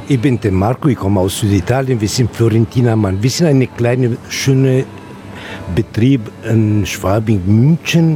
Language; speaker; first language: German; non-native, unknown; Italian